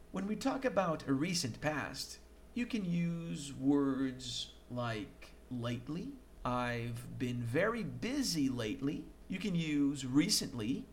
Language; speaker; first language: English; non-native, fluent; Portuguese